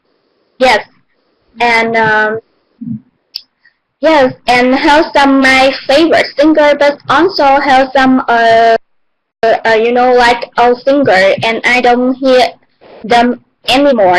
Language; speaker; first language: English; non-native, learner; Vietnamese